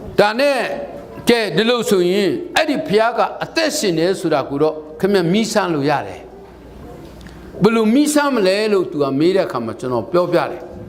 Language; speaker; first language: Burmese; non-native, local second language; Hakha Chin